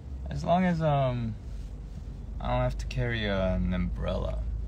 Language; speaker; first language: English; early bilingual, other home language; Korean